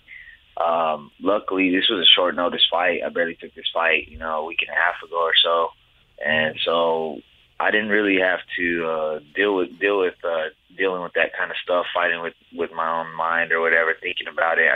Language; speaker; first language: English; native; English